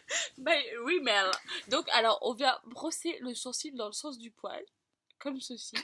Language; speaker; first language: French; native; French